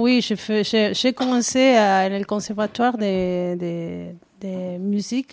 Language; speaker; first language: French; non-native, learner; Spanish